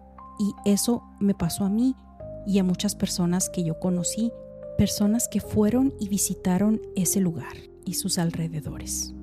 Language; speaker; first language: Spanish; native; Spanish